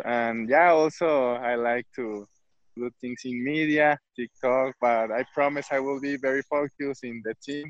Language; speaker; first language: English; non-native, fluent; Spanish